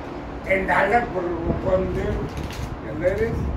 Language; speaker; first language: English; non-native, learner; Spanish